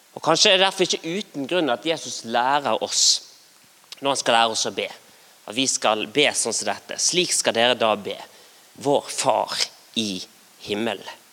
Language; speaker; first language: Norwegian; native; Norwegian